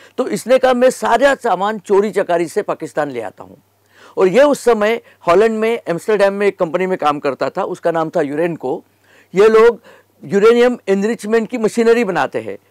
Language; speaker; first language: Hindi; native; Hindi